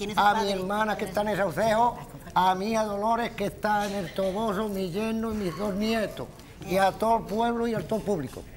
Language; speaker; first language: Spanish; native; Spanish